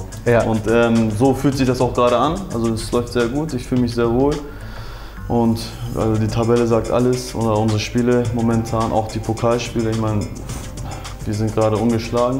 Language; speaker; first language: German; early bilingual, other home language; Turkish